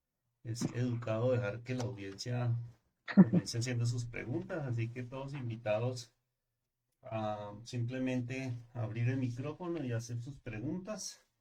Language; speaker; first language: Spanish; native; Spanish